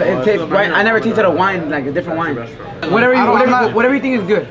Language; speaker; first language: English; early bilingual, other home language; Spanish